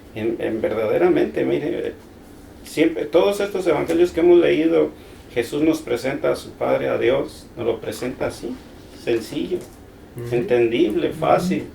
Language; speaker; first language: Spanish; native; Spanish